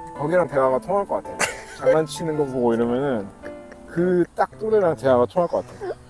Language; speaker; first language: Korean; native; Korean